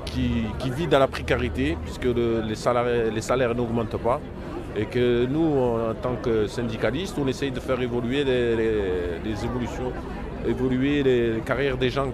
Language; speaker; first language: French; native; French